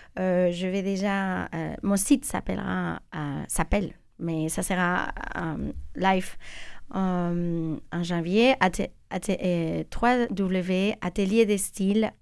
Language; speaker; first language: French; non-native, fluent; Spanish